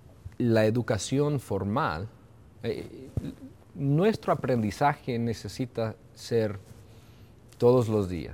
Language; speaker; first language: Spanish; early bilingual, heritage; Spanish